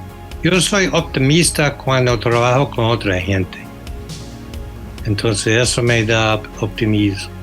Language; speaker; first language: Spanish; non-native, fluent; English